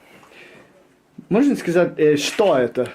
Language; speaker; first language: Russian; non-native, learner; English